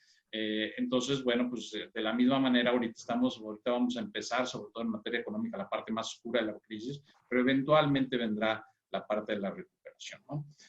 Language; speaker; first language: Spanish; native; Spanish